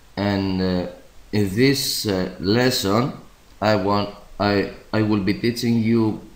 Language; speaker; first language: English; non-native, fluent; Greek